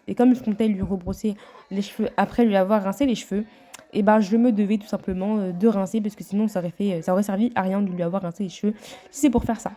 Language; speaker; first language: French; native; French